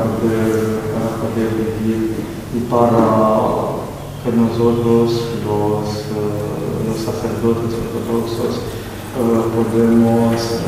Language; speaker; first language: Spanish; non-native, learner; Romanian